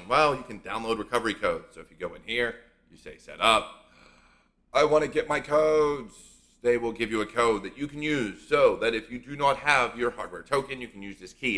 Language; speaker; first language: English; native; English